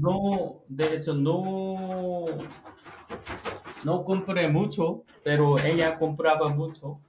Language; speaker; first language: Spanish; non-native, learner; Korean